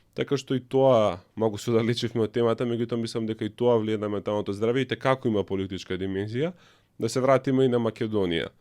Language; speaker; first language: Macedonian; native; Macedonian